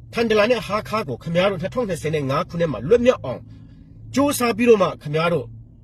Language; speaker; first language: Burmese; non-native, local second language; Hakha Chin